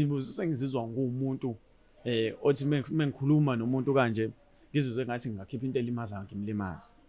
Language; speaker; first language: Zulu; native; Zulu